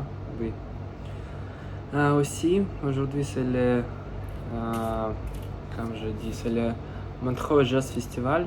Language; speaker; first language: French; non-native, learner; Russian